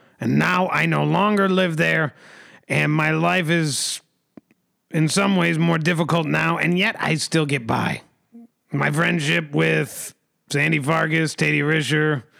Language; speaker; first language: English; native; English